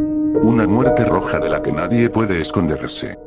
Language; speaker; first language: Spanish; native; Spanish